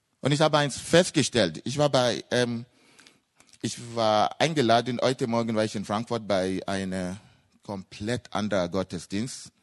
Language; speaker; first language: German; non-native, fluent; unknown